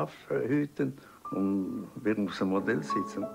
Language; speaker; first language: German; non-native, local second language; Italian